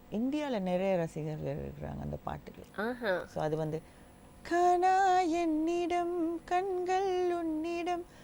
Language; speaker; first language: Tamil; non-native, local second language; Gujarati